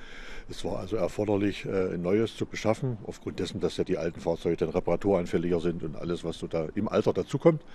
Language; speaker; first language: German; native; German